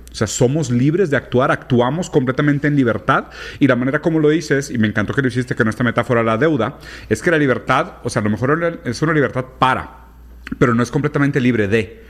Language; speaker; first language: Spanish; native; Spanish